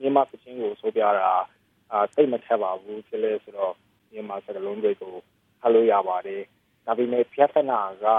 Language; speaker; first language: Burmese; non-native, learner; English